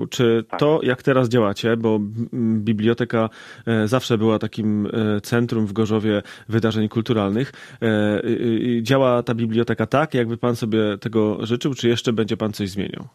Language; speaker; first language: Polish; native; Polish